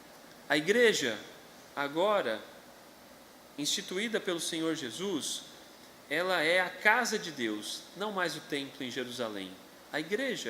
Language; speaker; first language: Portuguese; native; Portuguese